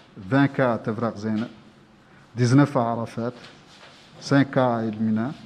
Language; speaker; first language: French; non-native, local second language; Arabic